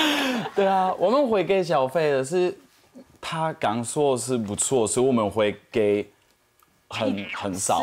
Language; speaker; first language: Chinese; non-native, fluent; French